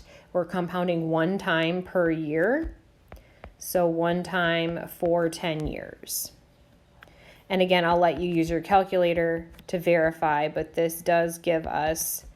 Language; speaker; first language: English; native; English